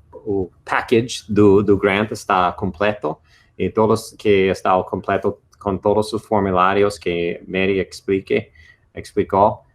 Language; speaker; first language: Portuguese; non-native, fluent; English